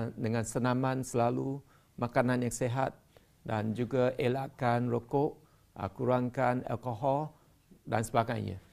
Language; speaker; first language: Malay; non-native, local second language; Chinese